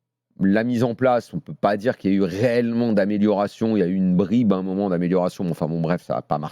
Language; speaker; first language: French; native; French